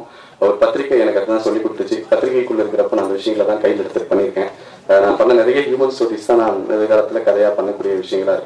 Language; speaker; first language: Tamil; native; Tamil